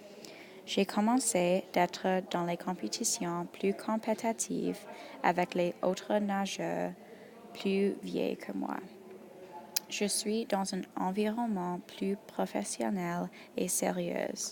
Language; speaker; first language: French; non-native, local second language; English